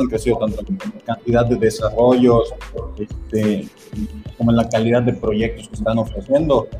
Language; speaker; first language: Spanish; native; Spanish